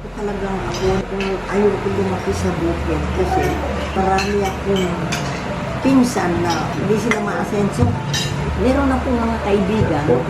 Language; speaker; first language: Filipino; non-native, local second language; Pampanga